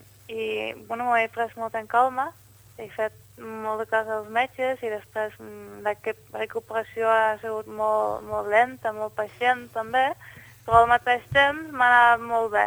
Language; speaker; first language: Catalan; non-native, fluent; Dutch